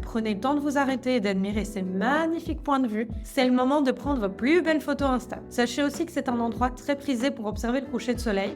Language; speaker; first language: French; native; French